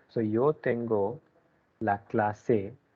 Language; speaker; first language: Spanish; non-native, learner; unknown